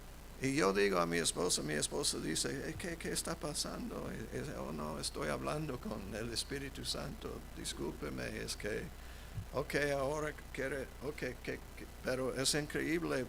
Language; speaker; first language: Spanish; non-native, fluent; English